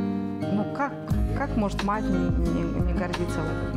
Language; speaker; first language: Russian; native; Russian